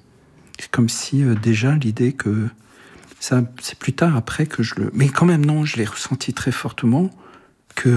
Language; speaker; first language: French; early bilingual, other home language; Arabic